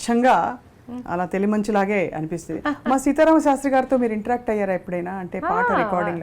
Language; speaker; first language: Telugu; native; Telugu